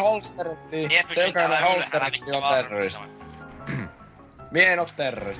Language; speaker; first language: Finnish; native; Finnish